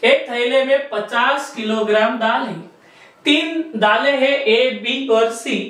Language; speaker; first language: Hindi; non-native, local second language; Marathi